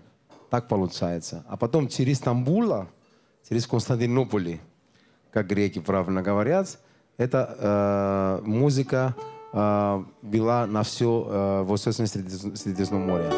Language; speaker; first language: Russian; non-native, learner; Greek